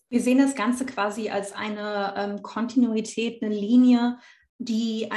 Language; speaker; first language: German; native; German